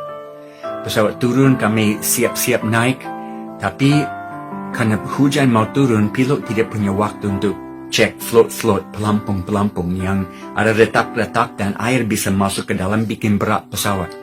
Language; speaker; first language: Indonesian; non-native, fluent; English